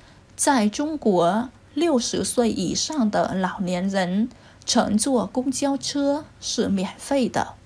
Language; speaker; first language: Chinese; non-native, fluent; Vietnamese